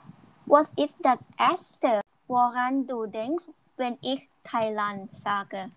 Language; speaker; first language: German; non-native, learner; Thai